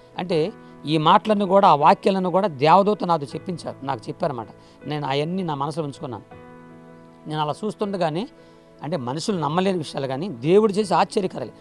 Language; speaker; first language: Telugu; non-native, local second language; Koya